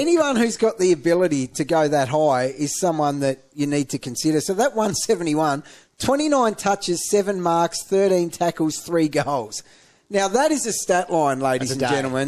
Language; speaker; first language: English; native; English